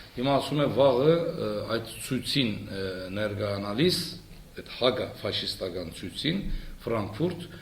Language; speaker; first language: Armenian; early bilingual, heritage; Armenian